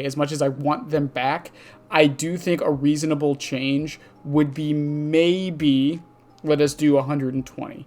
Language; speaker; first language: English; native; English